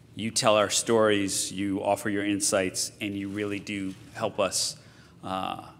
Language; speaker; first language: English; native; English